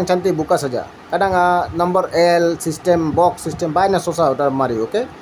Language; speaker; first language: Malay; non-native, learner; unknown